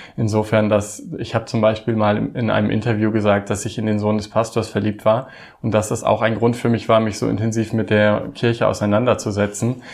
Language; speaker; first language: German; native; German